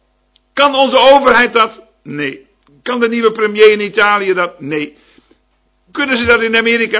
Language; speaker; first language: Dutch; native; Dutch